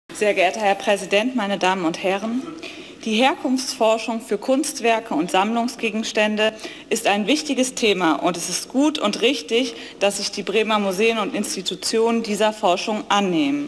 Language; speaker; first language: German; native; German